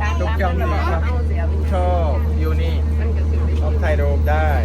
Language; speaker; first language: Thai; non-native, learner; Swiss German